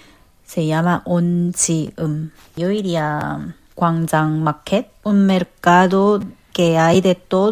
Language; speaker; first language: Spanish; non-native, fluent; Korean